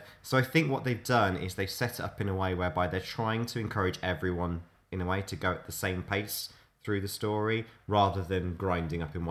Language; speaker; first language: English; native; English